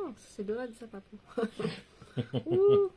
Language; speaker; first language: French; non-native, learner; Filipino